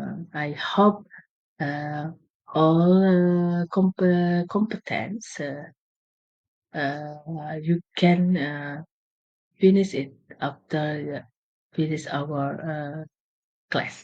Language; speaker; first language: English; non-native, learner; Indonesian